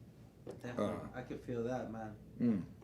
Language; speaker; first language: English; native; English